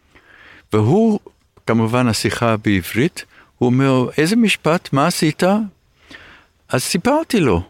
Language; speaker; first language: Hebrew; early bilingual, other home language; English